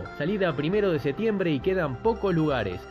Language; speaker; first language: Spanish; native; Spanish